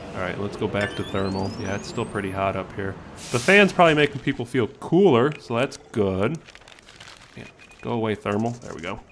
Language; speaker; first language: English; native; English